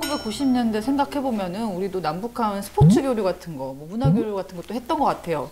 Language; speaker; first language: Korean; native; Korean